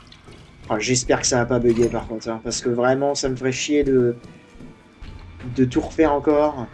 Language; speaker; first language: French; native; French